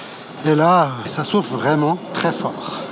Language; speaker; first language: French; native; French